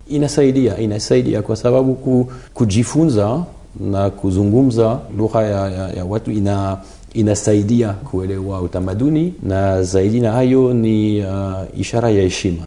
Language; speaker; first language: Swahili; non-native, fluent; French